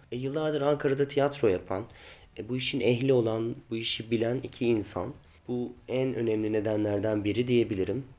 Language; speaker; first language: Turkish; native; Turkish